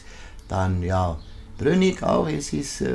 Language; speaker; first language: German; non-native, learner; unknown